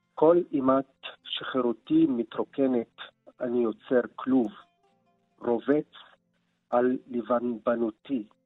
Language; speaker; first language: Hebrew; non-native, local second language; Arabic